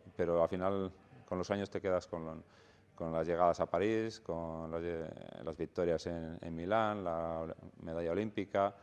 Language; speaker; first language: Spanish; native; Spanish